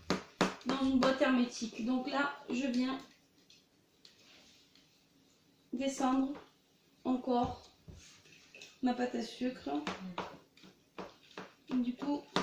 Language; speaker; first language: French; native; French